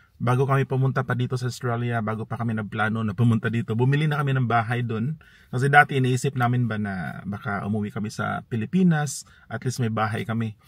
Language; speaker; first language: Filipino; non-native, local second language; Cebuano